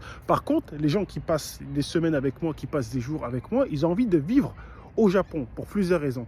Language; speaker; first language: French; native; French